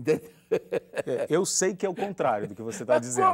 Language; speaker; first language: Portuguese; native; Portuguese